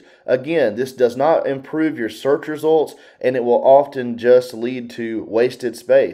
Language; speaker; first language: English; native; English